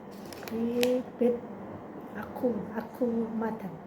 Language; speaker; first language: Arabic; non-native, learner; Indonesian